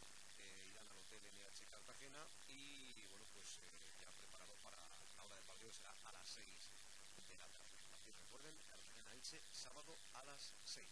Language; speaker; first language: Spanish; native; Spanish